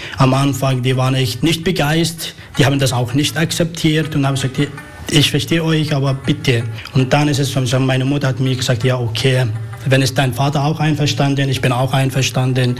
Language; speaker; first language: German; non-native, learner; Arabic